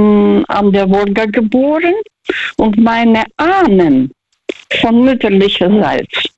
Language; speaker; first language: German; non-native, fluent; Russian